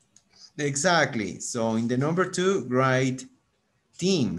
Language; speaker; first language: English; non-native, fluent; Spanish